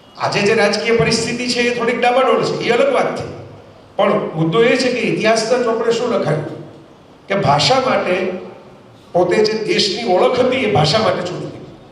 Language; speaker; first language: Gujarati; native; Gujarati